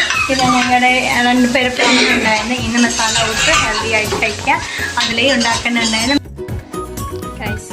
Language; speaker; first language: Malayalam; non-native, learner; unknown